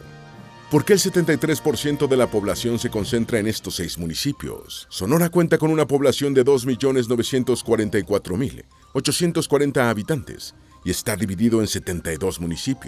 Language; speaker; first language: Spanish; native; Spanish